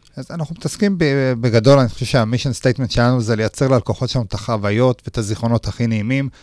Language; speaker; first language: Hebrew; native; Hebrew